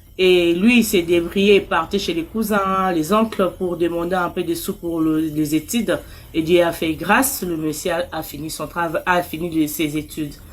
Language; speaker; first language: French; non-native, local second language; Lingala